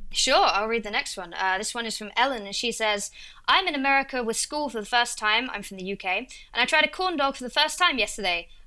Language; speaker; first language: English; native; English